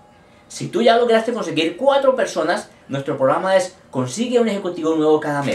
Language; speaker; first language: Spanish; native; Spanish